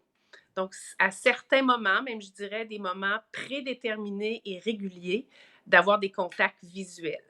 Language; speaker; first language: French; native; French